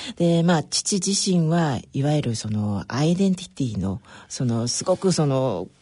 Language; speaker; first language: Japanese; early bilingual, other home language; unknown